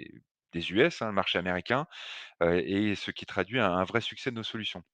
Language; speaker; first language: French; native; French